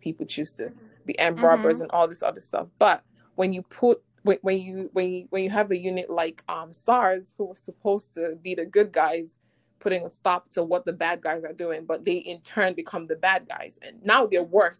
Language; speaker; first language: English; non-native, local second language; Igbo